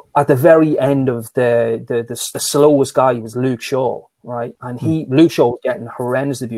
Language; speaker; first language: English; native; English